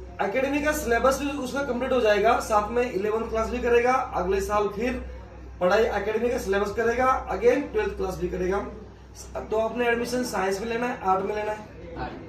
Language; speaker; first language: Hindi; non-native, local second language; Marathi